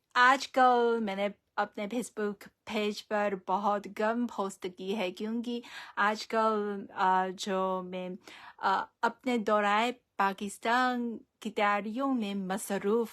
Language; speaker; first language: Urdu; non-native, fluent; Chinese